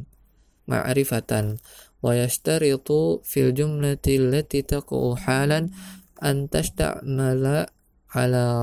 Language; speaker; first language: Arabic; non-native, fluent; Indonesian